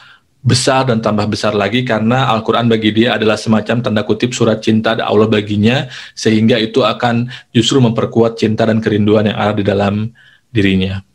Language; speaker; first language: Indonesian; native; Indonesian